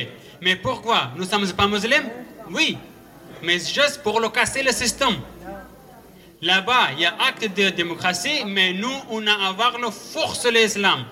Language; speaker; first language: French; non-native, learner; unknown